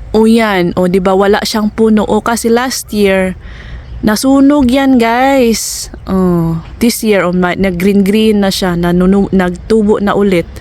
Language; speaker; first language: Filipino; non-native, local second language; Cebuano